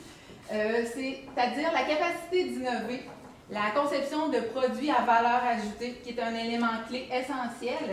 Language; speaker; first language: French; native; French